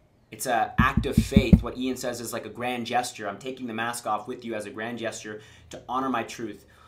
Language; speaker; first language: English; native; English